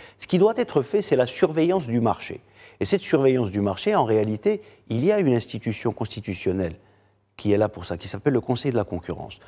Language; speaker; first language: French; non-native, local second language; Arabic